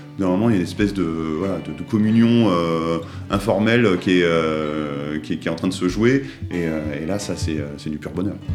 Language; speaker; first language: French; native; French